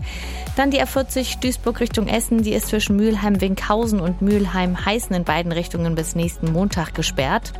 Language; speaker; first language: German; native; German